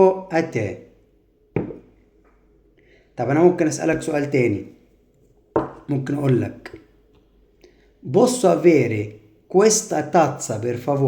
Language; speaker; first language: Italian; non-native, fluent; Arabic